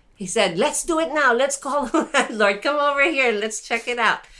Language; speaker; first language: English; non-native, local second language; Filipino